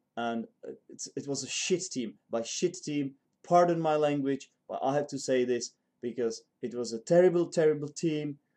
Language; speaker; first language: English; non-native, fluent; Czech